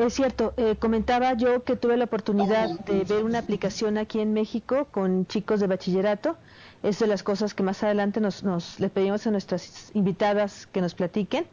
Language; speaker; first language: Spanish; native; Spanish